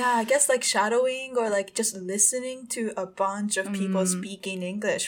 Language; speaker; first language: English; non-native, fluent; Japanese